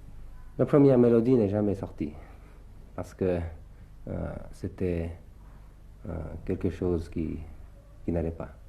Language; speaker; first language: French; early bilingual, other home language; Thai